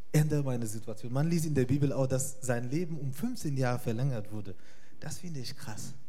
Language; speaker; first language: German; non-native, fluent; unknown